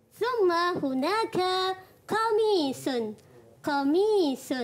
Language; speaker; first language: Arabic; non-native, fluent; Malay